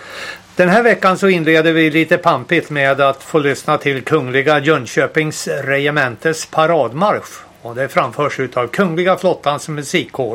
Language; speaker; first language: Swedish; native; Swedish